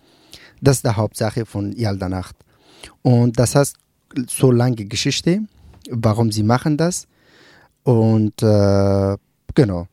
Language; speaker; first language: German; non-native, learner; Persian